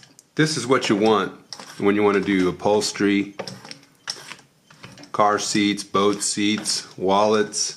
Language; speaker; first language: English; native; English